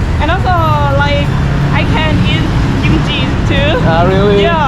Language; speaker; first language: English; non-native, learner; Thai